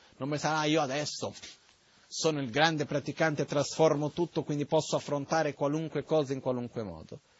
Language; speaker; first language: Italian; non-native, fluent; Portuguese